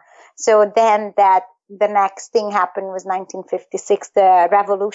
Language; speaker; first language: English; non-native, fluent; Hungarian